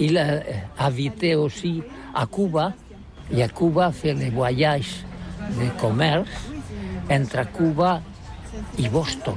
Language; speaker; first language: French; non-native, learner; Catalan